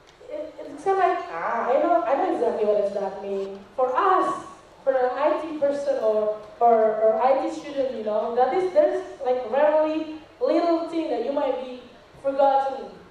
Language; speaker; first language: English; non-native, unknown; Indonesian